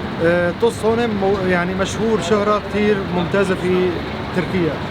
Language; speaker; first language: Arabic; native; Arabic